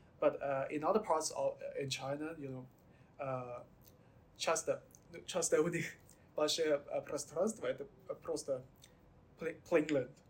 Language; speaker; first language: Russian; non-native, learner; Chinese